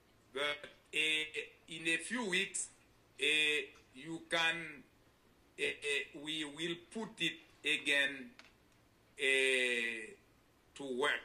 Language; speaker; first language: English; non-native, learner; Haitian Creole